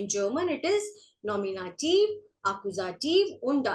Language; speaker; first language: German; non-native, fluent; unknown